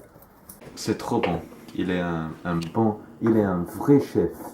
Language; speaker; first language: French; non-native, learner; English